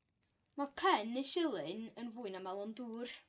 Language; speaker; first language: Welsh; non-native, learner; English